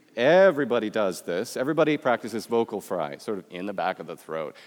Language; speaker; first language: English; native; English